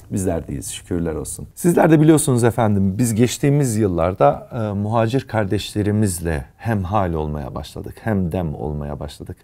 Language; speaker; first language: Turkish; native; Turkish